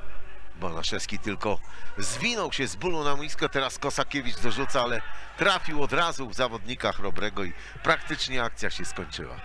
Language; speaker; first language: Polish; native; Polish